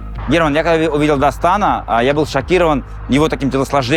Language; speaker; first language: Russian; native; Russian